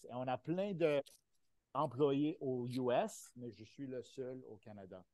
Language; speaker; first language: French; non-native, local second language; Italian